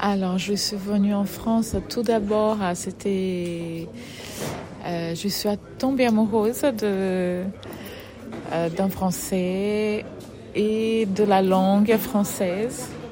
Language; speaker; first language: French; non-native, fluent; Portuguese